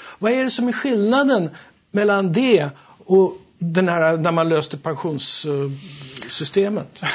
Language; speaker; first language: Swedish; native; Swedish